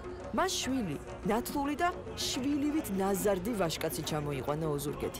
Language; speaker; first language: Georgian; native; Georgian